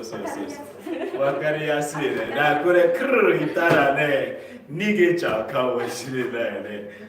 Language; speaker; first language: Japanese; non-native, learner; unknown